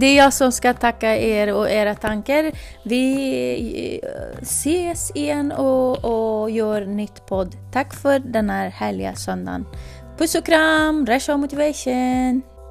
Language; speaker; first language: Swedish; non-native, fluent; Kurdish